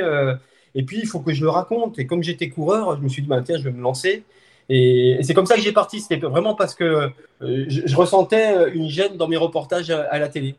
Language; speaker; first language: French; native; French